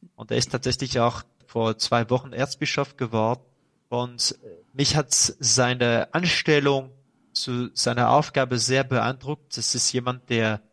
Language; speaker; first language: German; non-native, fluent; French